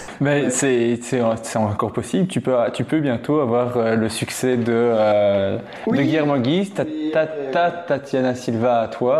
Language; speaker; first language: French; native; French